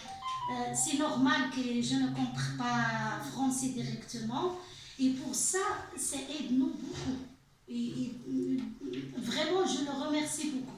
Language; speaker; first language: French; non-native, learner; Arabic